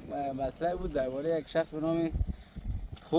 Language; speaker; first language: Persian; native; Persian